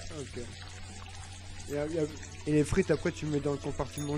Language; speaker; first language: French; native; French